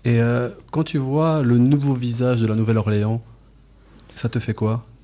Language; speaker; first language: French; native; French